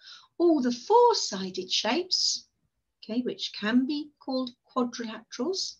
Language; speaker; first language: English; native; English